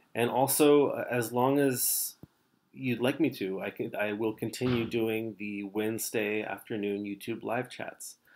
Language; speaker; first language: English; native; English